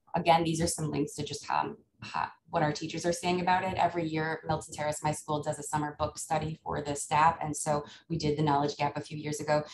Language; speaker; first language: English; native; English